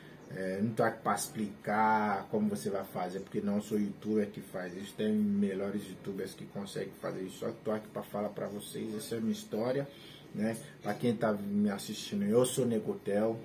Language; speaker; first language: Portuguese; non-native, learner; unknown